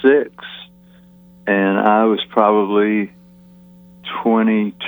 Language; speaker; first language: English; native; English